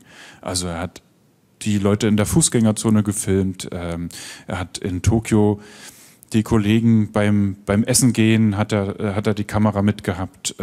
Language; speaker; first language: German; native; German